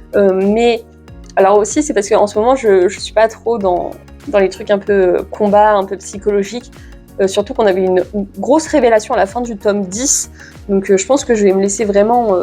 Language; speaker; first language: French; native; French